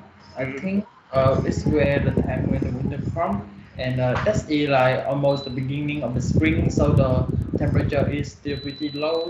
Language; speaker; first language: English; non-native, learner; Vietnamese